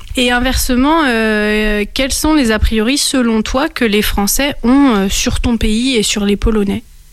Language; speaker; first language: French; native; French